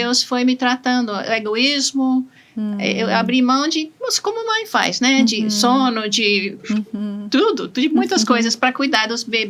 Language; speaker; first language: Portuguese; non-native, fluent; English